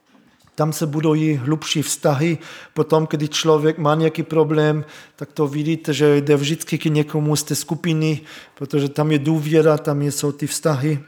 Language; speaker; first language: Czech; non-native, fluent; German